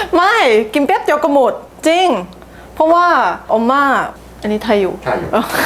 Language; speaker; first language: Thai; non-native, fluent; Korean